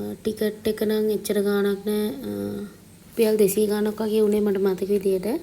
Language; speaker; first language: Sinhala; non-native, local second language; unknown